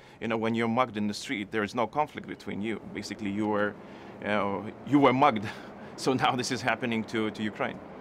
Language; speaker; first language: English; non-native, fluent; Lithuanian